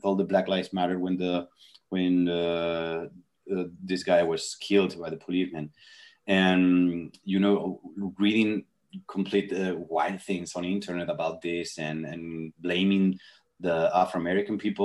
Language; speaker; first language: English; non-native, fluent; Spanish